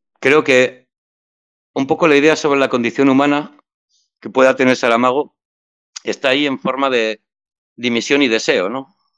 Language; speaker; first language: Spanish; native; Spanish